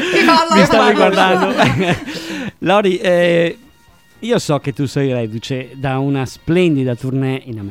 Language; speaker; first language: Italian; native; Italian